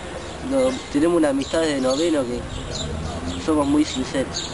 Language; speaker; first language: Spanish; native; Spanish